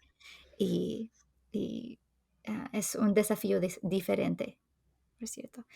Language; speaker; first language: Spanish; non-native, fluent; English